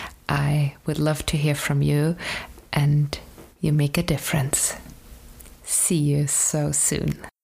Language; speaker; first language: English; non-native, fluent; German